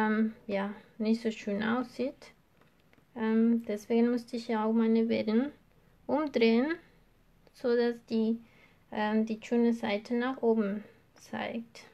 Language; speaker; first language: German; non-native, fluent; Spanish